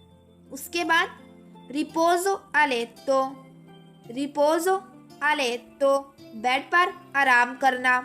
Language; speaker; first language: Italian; non-native, fluent; Urdu